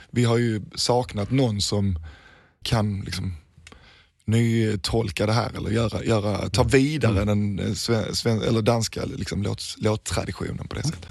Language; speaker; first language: Swedish; early bilingual, other home language; Danish